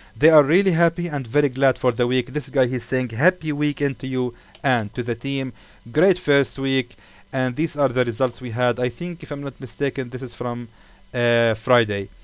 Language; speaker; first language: English; non-native, fluent; Arabic